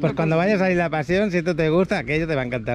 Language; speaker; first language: Spanish; native; Spanish